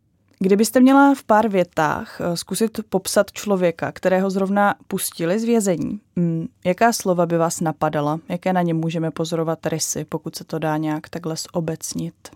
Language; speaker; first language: Czech; native; Czech